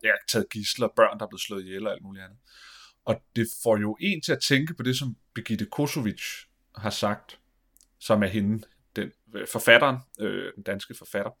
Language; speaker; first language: Danish; native; Danish